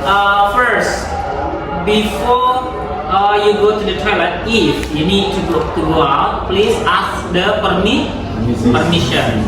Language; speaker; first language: English; non-native, fluent; Indonesian